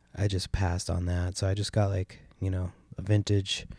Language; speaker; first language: English; native; English